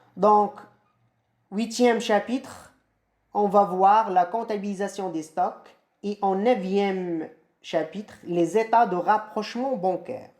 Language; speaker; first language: French; non-native, local second language; Arabic